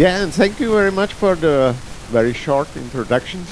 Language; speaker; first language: English; non-native, fluent; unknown